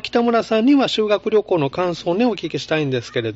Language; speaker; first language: Japanese; native; Japanese